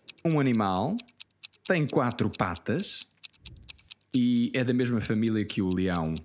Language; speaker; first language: Portuguese; early bilingual, heritage; Portuguese